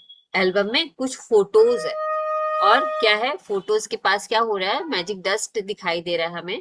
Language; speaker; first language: Hindi; native; Hindi